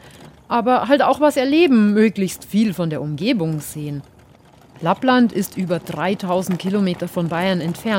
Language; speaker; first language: German; native; German